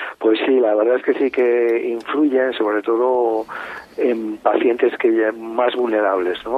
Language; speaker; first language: Spanish; native; Spanish